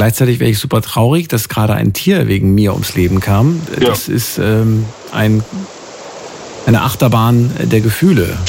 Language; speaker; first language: German; native; German